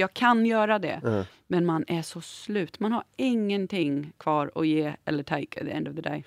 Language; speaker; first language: Swedish; non-native, fluent; English